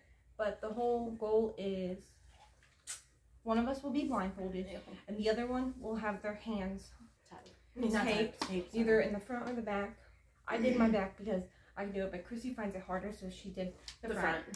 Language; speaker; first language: English; native; English